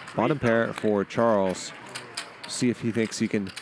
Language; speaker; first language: English; native; English